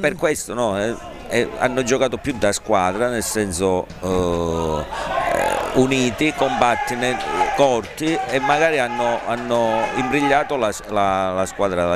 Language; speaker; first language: Italian; native; Italian